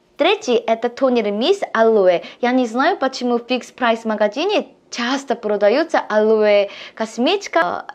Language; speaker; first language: Russian; non-native, learner; Korean